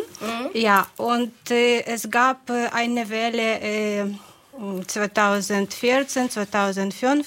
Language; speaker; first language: German; non-native, fluent; Ukrainian